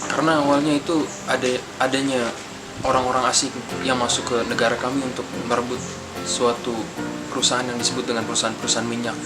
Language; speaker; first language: Indonesian; non-native, fluent; Arabic